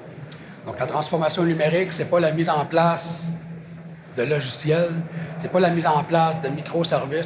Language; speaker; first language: French; native; French